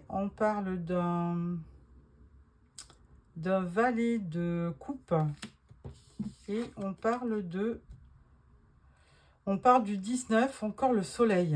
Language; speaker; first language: French; native; French